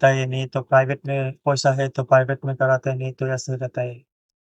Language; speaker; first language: Hindi; non-native, learner; Bangla